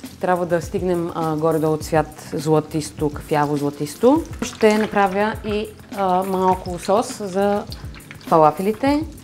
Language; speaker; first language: Bulgarian; early bilingual, other home language; Arabic